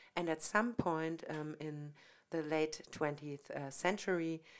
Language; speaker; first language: English; non-native, fluent; German